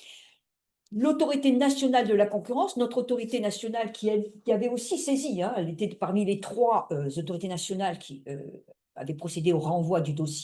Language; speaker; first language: French; native; French